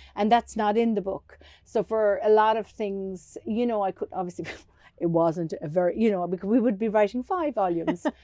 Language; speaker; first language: English; native; English